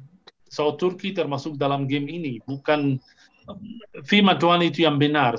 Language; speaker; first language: Indonesian; non-native, fluent; Arabic